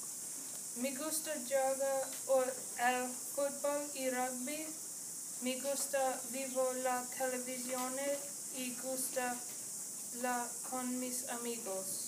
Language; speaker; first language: Spanish; non-native, learner; English